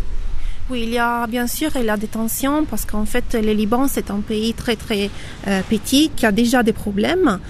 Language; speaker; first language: French; non-native, local second language; Arabic